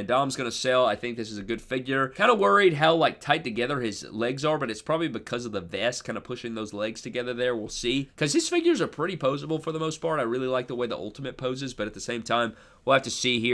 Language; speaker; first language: English; native; English